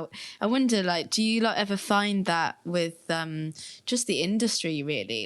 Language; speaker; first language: English; native; English